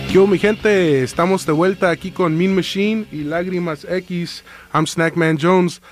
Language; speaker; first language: English; native; English